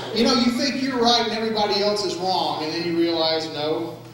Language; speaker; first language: English; native; English